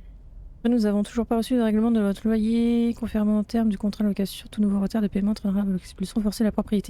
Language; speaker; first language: French; native; French